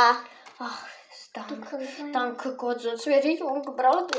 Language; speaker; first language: German; early bilingual, other home language; Russian